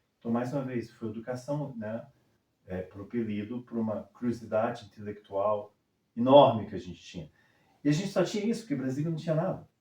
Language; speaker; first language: Portuguese; early bilingual, other home language; English